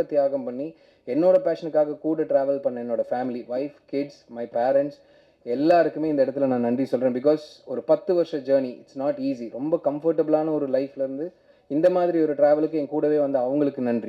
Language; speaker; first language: Tamil; native; Tamil